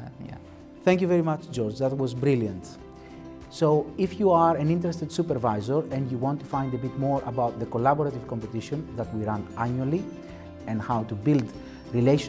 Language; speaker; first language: English; non-native, fluent; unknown